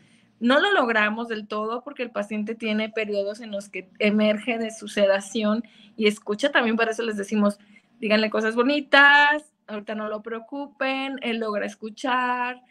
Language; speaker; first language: Spanish; native; Spanish